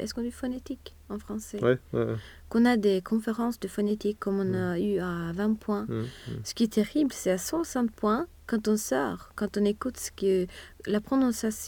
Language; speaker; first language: French; non-native, fluent; Swedish